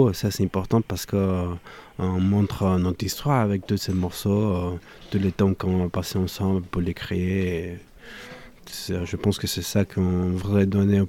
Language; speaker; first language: French; non-native, fluent; Spanish